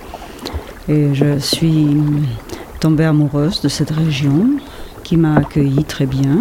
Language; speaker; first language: French; non-native, fluent; Spanish